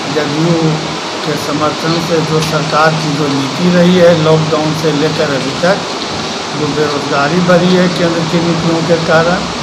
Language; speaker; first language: Hindi; native; Hindi